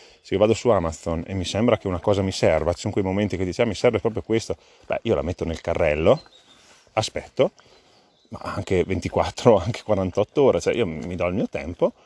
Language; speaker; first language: Italian; native; Italian